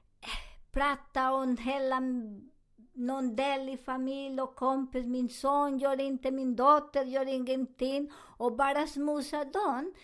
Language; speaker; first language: Swedish; non-native, learner; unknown